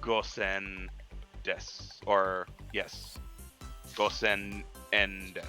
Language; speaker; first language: Japanese; non-native, learner; English